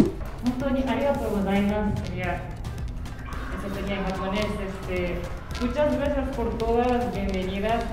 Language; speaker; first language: Spanish; non-native, fluent; Japanese